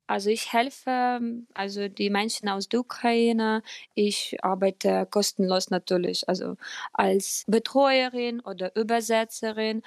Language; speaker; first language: German; non-native, fluent; Ukrainian